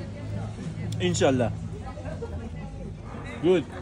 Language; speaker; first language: English; non-native, learner; Persian